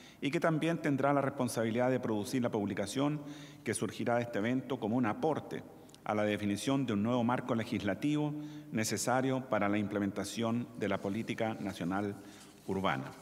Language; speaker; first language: Spanish; native; Spanish